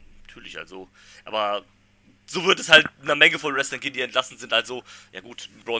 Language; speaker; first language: German; native; German